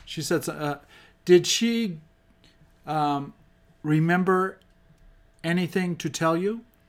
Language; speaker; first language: English; native; English